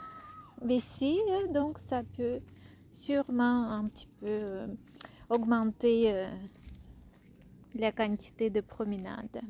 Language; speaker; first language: French; non-native, fluent; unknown